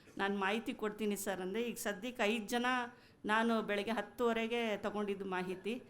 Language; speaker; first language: Kannada; native; Kannada